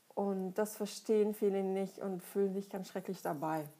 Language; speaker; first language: German; non-native, fluent; Russian